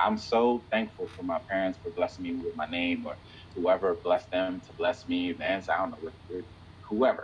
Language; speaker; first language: English; native; English